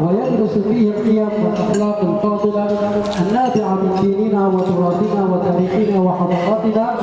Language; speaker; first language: Arabic; native; Arabic